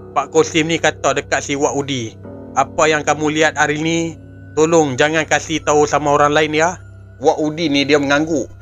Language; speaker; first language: Malay; native; Malay